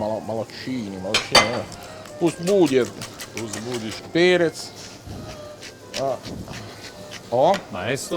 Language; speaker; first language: Russian; non-native, fluent; Italian